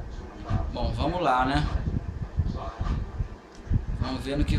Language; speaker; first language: Portuguese; native; Portuguese